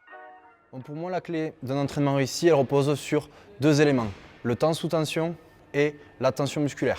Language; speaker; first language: French; native; French